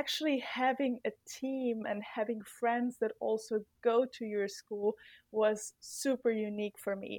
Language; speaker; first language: English; non-native, fluent; German